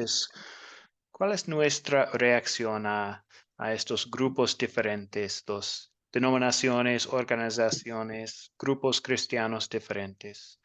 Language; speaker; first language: Spanish; non-native, fluent; English